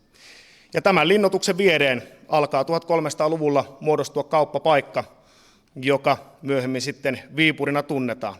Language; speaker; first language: Finnish; native; Finnish